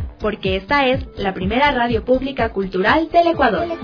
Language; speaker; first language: Spanish; native; Spanish